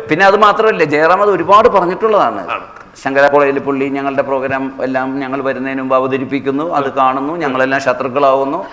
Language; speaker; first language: Malayalam; native; Malayalam